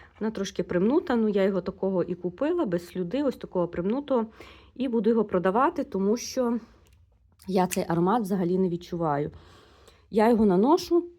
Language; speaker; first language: Ukrainian; non-native, local second language; Russian